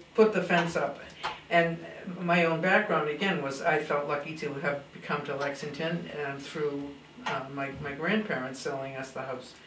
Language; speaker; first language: English; native; English